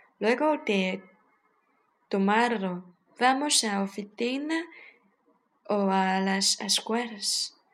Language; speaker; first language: Spanish; non-native, learner; Chinese